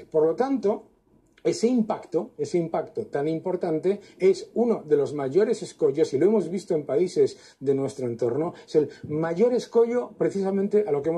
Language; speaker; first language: Spanish; native; Spanish